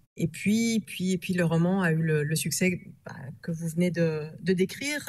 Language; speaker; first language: French; native; French